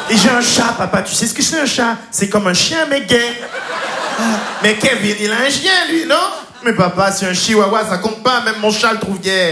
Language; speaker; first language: French; native; French